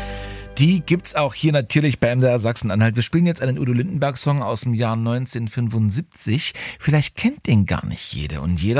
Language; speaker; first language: German; native; German